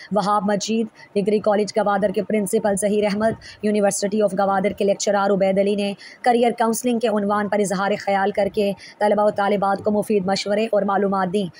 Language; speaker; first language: Urdu; non-native, local second language; Baluchi